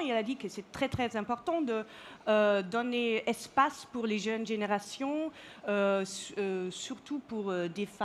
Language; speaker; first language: French; non-native, fluent; German